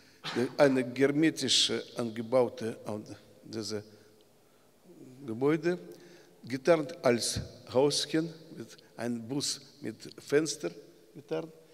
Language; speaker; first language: German; non-native, learner; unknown